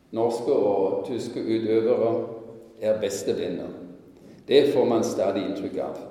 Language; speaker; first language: Norwegian; non-native, fluent; German